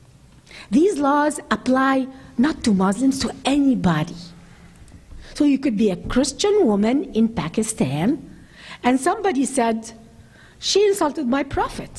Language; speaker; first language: English; non-native, fluent; Arabic